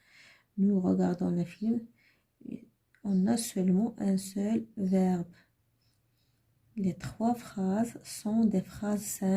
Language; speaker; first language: French; non-native, learner; Arabic